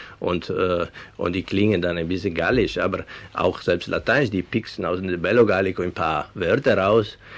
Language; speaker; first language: German; non-native, fluent; Venetian